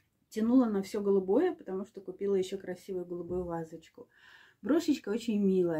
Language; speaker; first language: Russian; native; Russian